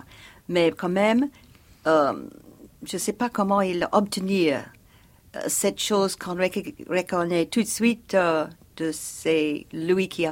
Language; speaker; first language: French; non-native, fluent; English